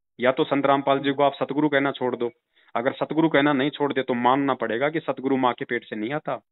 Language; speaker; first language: Hindi; native; Hindi